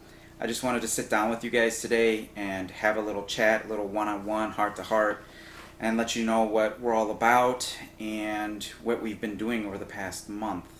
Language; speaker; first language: English; native; English